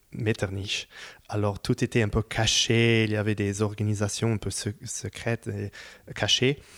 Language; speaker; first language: French; non-native, fluent; Hebrew